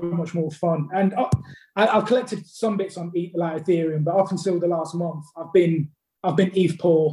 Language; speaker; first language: English; native; English